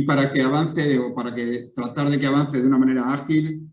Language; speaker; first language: Spanish; native; Spanish